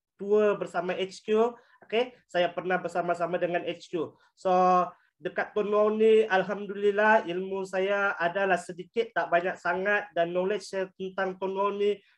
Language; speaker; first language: Malay; native; Malay